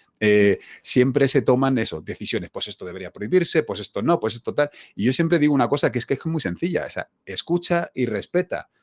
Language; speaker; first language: Spanish; native; Spanish